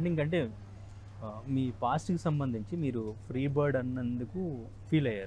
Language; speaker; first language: Telugu; native; Telugu